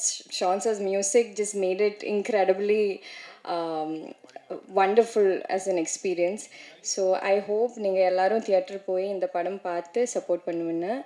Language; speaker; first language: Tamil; non-native, learner; Malayalam